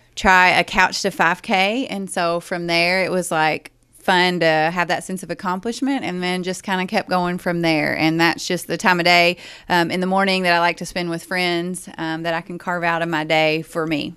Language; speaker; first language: English; native; English